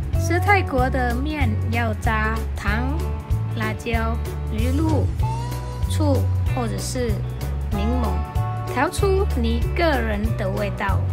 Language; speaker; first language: Chinese; non-native, fluent; Thai